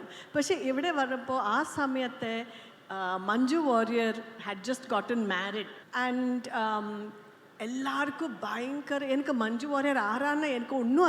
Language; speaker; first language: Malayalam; non-native, local second language; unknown